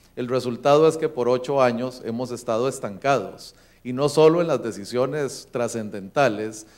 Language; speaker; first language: Spanish; native; Spanish